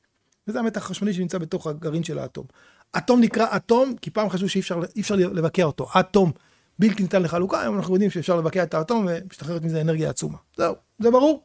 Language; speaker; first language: Hebrew; native; Hebrew